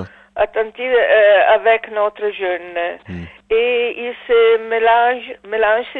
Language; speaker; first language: French; non-native, learner; Italian